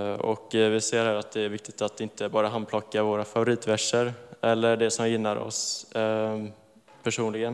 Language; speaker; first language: Swedish; native; Swedish